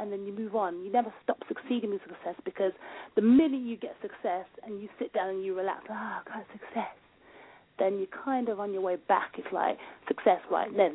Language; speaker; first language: English; native; English